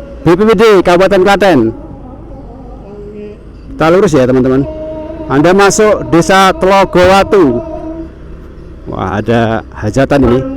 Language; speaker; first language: Indonesian; non-native, local second language; Javanese